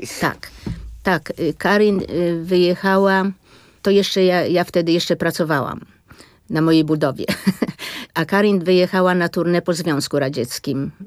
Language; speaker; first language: Polish; native; Polish